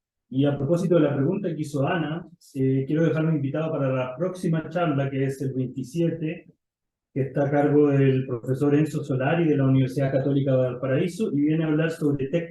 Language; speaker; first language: Spanish; native; Spanish